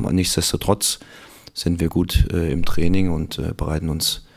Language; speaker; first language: German; native; German